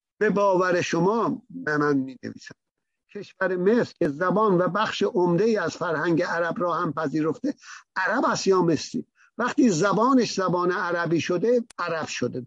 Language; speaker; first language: Persian; native; Persian